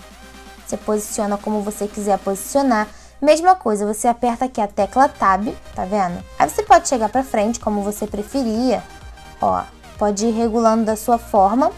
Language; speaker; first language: Portuguese; native; Portuguese